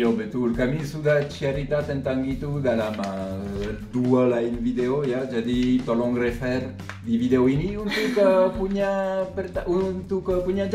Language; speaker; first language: Indonesian; non-native, fluent; French